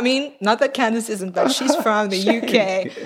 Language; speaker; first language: English; native; English